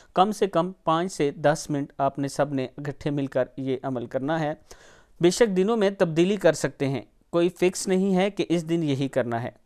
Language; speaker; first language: Urdu; non-native, local second language; Punjabi